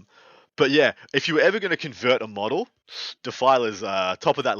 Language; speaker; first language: English; native; English